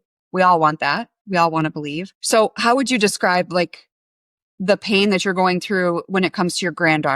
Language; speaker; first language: English; native; English